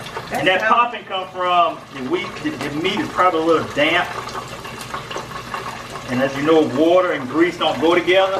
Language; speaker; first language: English; native; English